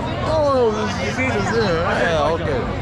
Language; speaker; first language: English; non-native, learner; Czech